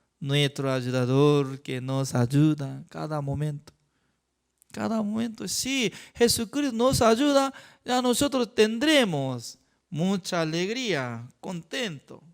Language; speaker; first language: Spanish; non-native, fluent; Korean